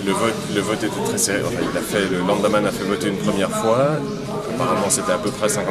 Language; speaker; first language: French; native; French